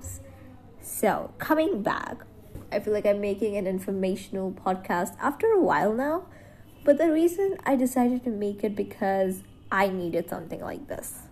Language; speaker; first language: English; non-native, local second language; Hindi